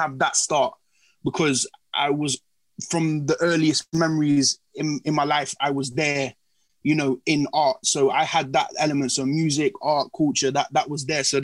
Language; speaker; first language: English; native; English